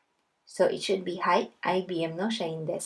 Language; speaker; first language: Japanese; non-native, fluent; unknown